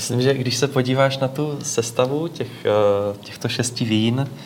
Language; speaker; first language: Czech; native; Czech